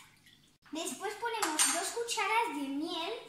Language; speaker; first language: Spanish; non-native, learner; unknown